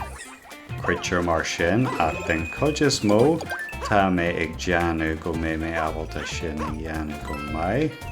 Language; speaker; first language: Irish; non-native, local second language; English